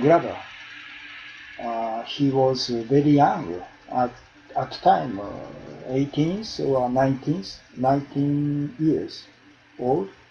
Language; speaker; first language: English; non-native, learner; Japanese